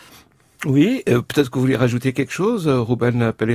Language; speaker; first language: French; native; French